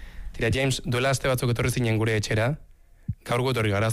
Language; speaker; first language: Basque; native; Basque